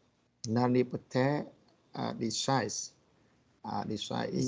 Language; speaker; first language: English; non-native, learner; Vietnamese